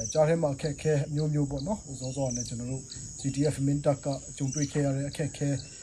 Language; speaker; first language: Burmese; non-native, local second language; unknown